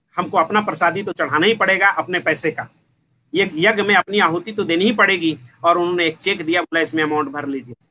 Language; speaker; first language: Hindi; native; Hindi